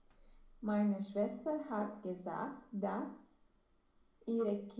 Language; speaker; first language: German; non-native, learner; Romanian